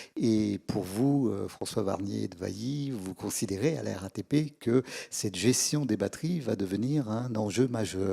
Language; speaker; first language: French; native; French